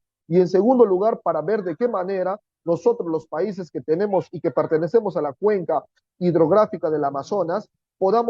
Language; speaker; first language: Spanish; native; Spanish